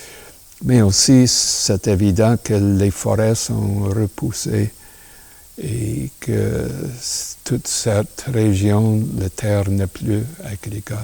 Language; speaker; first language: French; non-native, local second language; English